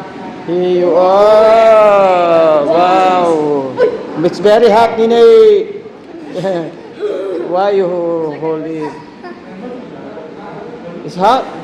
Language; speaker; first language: English; non-native, local second language; Filipino